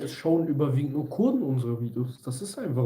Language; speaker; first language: German; early bilingual, other home language; Kurdish